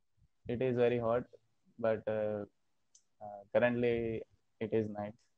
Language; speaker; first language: English; non-native, learner; Hindi